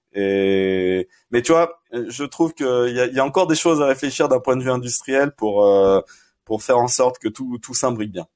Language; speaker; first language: French; native; French